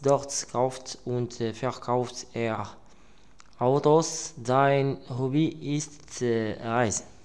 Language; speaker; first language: German; non-native, learner; Arabic